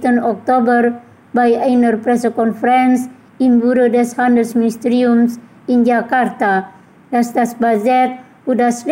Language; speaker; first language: German; non-native, fluent; Indonesian